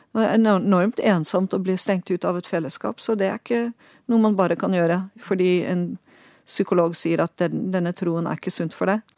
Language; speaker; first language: Norwegian; non-native, fluent; Dutch